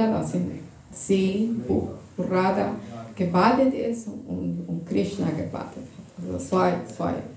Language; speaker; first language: German; non-native, fluent; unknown